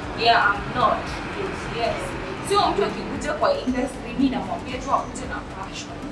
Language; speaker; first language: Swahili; non-native, local second language; Luyia